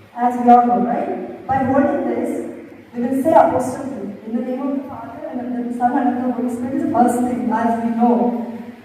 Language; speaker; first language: English; non-native, local second language; Telugu